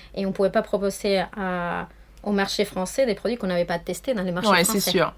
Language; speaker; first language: French; non-native, fluent; Spanish